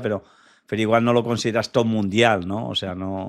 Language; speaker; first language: Spanish; native; Spanish